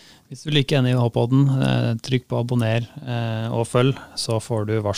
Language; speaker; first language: Norwegian; native; Norwegian